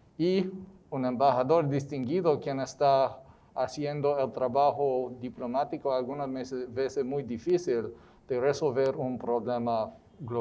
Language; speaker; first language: Spanish; non-native, fluent; English